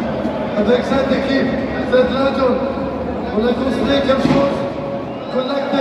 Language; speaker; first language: French; non-native, fluent; Arabic